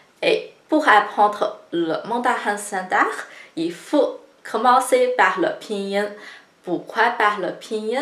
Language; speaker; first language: French; non-native, fluent; Chinese